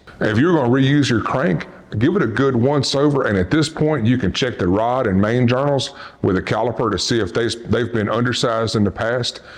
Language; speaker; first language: English; native; English